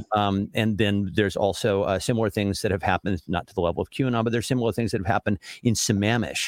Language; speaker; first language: English; native; English